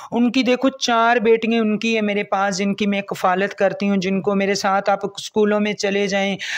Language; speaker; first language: Urdu; non-native, local second language; Punjabi